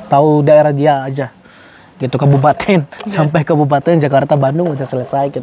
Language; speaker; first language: Indonesian; non-native, fluent; Arabic